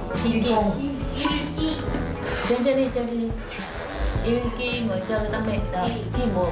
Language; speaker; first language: Korean; non-native, learner; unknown